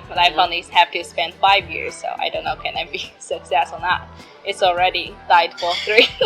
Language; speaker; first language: English; non-native, learner; Chinese